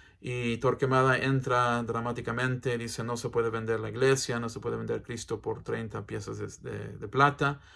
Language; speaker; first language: Spanish; early bilingual, heritage; English